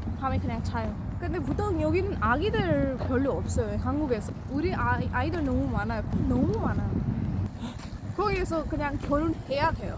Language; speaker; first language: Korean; non-native, learner; Hindi